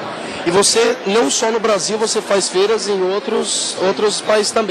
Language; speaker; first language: Portuguese; native; Portuguese